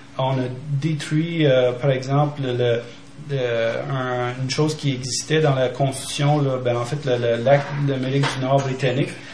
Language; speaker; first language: French; native; French